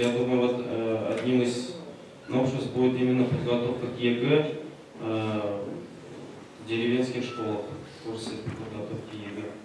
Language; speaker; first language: Russian; non-native, local second language; Tatar